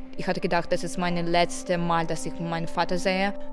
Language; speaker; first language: German; non-native, learner; Ukrainian